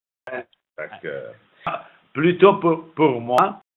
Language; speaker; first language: French; non-native, learner; Italian